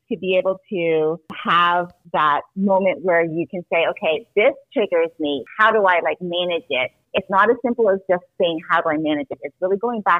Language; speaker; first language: English; native; English